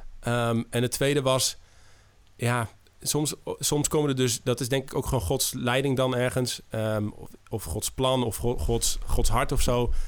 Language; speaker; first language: Dutch; native; Dutch